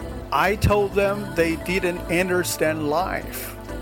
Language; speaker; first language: English; non-native, fluent; Chinese